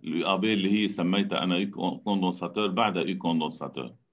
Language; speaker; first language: French; non-native, local second language; Arabic